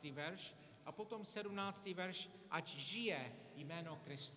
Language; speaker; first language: Czech; non-native, fluent; English